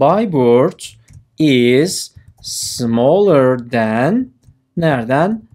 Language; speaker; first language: English; non-native, fluent; Turkish